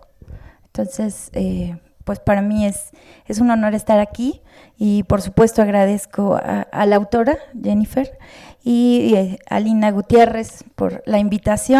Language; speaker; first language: Spanish; native; Spanish